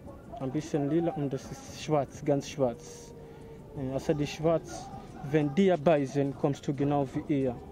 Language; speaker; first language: German; non-native, learner; Swahili